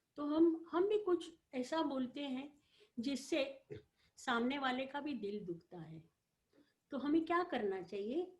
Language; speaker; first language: Hindi; non-native, local second language; Marathi